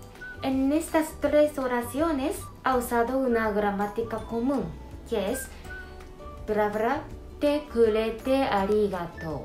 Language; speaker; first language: Spanish; non-native, fluent; Japanese